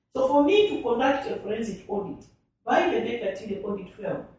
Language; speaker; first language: English; non-native, local second language; Nyanja